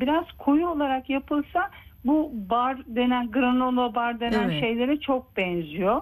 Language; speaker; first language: Turkish; native; Turkish